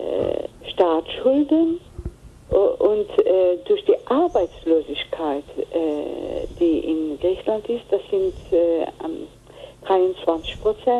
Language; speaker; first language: German; non-native, fluent; Greek